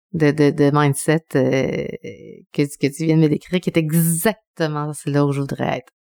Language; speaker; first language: French; early bilingual, other home language; Spanish